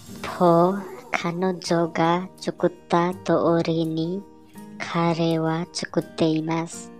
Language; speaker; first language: Japanese; non-native, learner; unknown